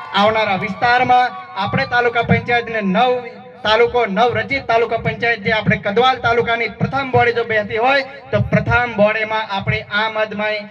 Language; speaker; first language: Gujarati; non-native, local second language; Rathawi